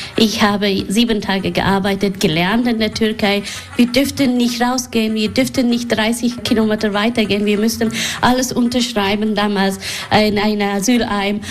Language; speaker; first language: German; non-native, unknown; Persian